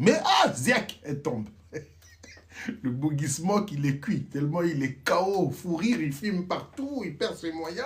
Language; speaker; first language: French; native; French